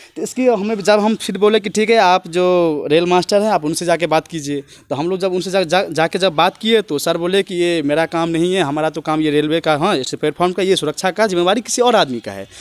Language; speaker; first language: Hindi; native; Hindi